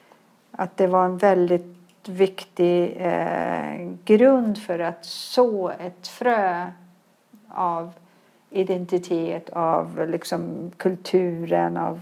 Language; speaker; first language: Swedish; early bilingual, other home language; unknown